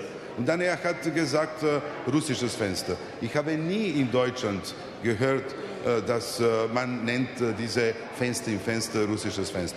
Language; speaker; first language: German; non-native, fluent; Serbian